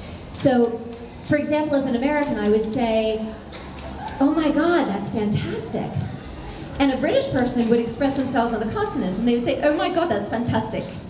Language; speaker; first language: English; native; English